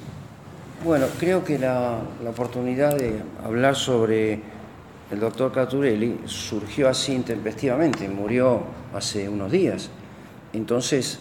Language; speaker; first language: Spanish; native; Spanish